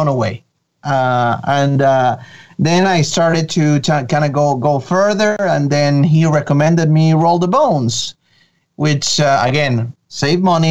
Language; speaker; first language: English; non-native, fluent; Spanish